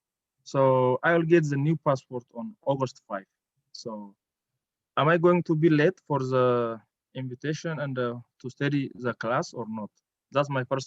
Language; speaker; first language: English; non-native, local second language; Amharic